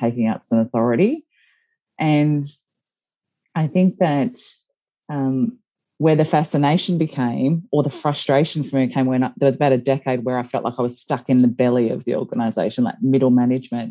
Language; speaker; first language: English; native; English